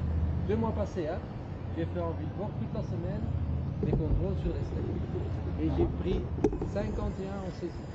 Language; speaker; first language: French; non-native, local second language; Dutch